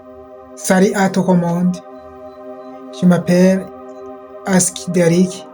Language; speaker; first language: French; non-native, local second language; Kinyarwanda